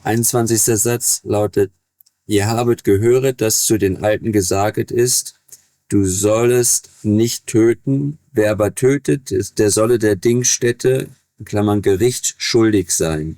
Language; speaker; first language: German; native; German